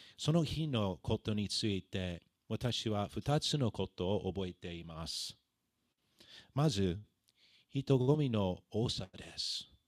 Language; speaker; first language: Japanese; non-native, fluent; English